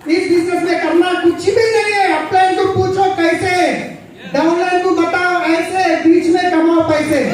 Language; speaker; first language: Hindi; non-native, local second language; Telugu